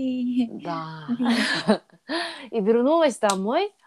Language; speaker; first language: Russian; non-native, learner; Korean